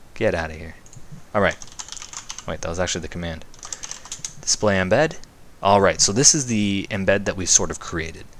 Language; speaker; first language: English; native; English